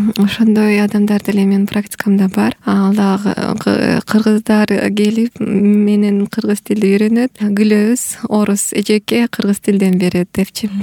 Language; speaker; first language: Kyrgyz; non-native, local second language; Russian